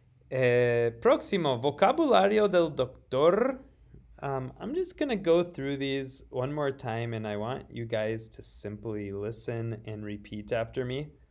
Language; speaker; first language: English; native; English